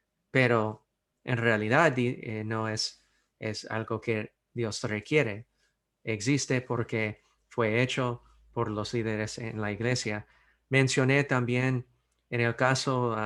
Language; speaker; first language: Spanish; non-native, fluent; English